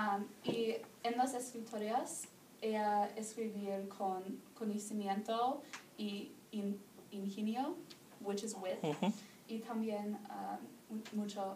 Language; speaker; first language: Spanish; non-native, learner; English